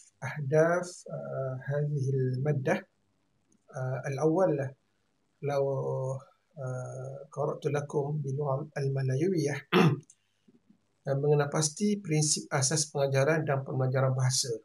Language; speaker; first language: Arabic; non-native, fluent; Malay